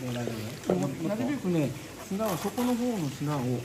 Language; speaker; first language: Japanese; native; Japanese